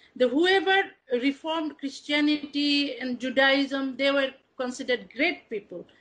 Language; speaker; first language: English; non-native, fluent; Bangla